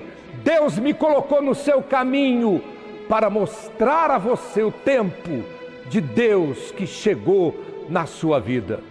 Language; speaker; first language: Portuguese; native; Portuguese